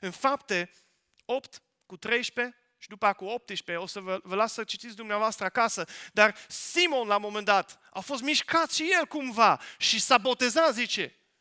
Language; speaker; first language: Romanian; non-native, fluent; Dutch